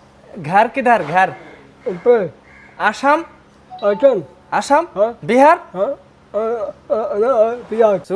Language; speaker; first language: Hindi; non-native, local second language; Malayalam